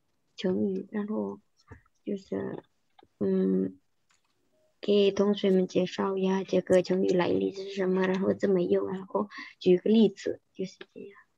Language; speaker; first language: Chinese; non-native, fluent; Indonesian